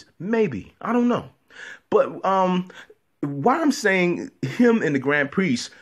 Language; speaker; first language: English; native; English